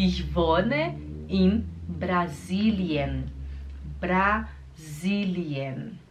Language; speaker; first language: German; non-native, fluent; Portuguese